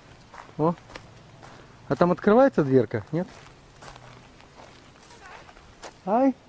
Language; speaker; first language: Russian; native; Russian